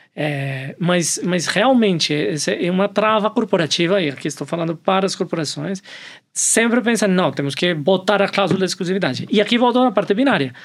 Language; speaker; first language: Portuguese; non-native, fluent; Spanish